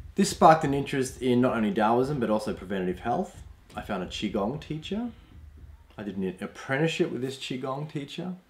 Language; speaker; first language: English; native; English